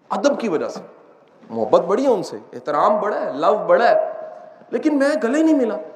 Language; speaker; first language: Urdu; non-native, local second language; Punjabi